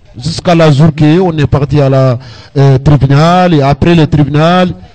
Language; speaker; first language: French; non-native, local second language; Arabic